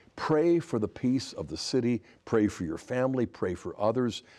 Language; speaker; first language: English; native; English